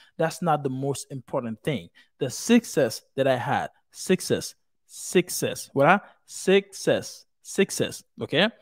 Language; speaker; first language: English; non-native, fluent; Haitian Creole